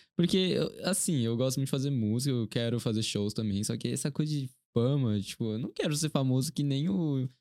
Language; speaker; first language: Portuguese; early bilingual, other home language; Korean